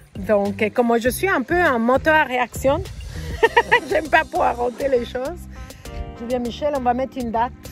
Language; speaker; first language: French; non-native, fluent; Spanish